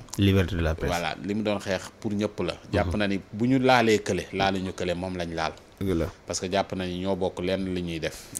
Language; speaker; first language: Wolof; native; Wolof